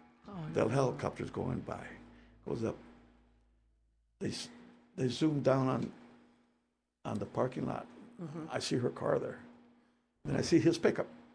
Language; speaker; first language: English; early bilingual, other home language; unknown